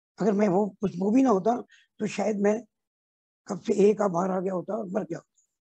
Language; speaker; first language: Hindi; non-native, local second language; Punjabi